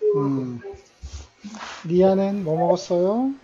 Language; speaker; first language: Korean; native; Korean